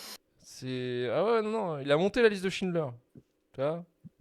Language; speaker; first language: French; native; French